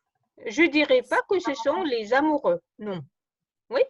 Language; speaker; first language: French; non-native, fluent; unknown